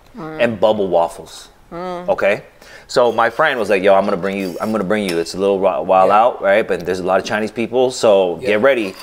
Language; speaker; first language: English; native; English